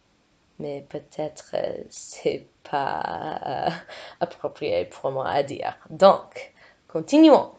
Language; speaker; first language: French; non-native, fluent; English